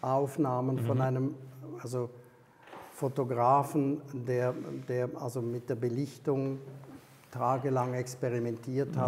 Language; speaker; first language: German; native; German